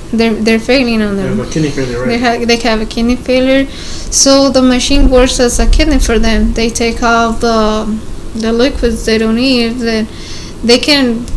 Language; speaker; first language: English; non-native, learner; Spanish